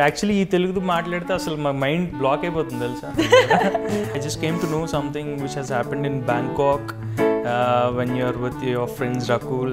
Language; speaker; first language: Telugu; native; Telugu